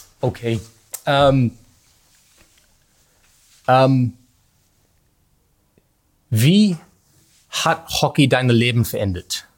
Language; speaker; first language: German; non-native, learner; English